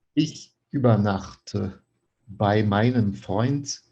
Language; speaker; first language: German; non-native, fluent; Portuguese